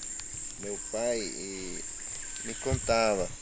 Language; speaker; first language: Portuguese; non-native, local second language; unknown